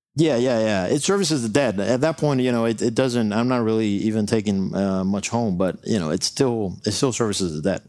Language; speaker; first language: English; non-native, local second language; Spanish